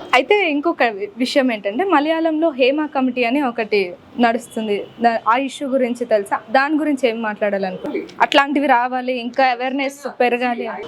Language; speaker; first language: Telugu; native; Telugu